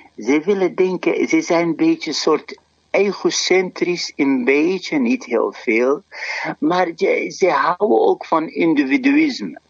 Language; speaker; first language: Dutch; non-native, fluent; Arabic